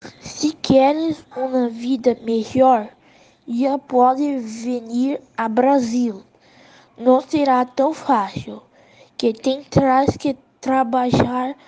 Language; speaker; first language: Portuguese; non-native, learner; Spanish